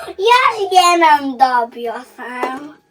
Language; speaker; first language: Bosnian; early bilingual, heritage; Serbian